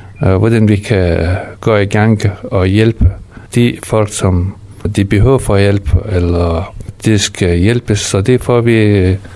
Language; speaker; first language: Danish; non-native, learner; Persian